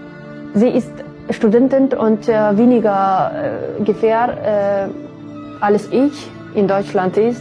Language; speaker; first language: German; non-native, learner; Uyghur